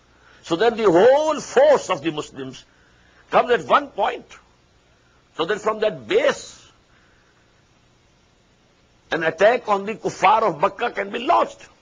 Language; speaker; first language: English; non-native, local second language; Urdu